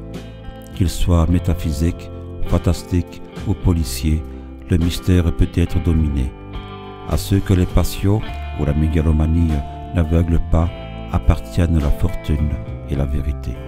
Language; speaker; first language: French; native; French